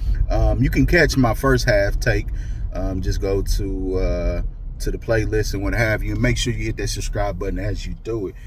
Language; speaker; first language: English; native; English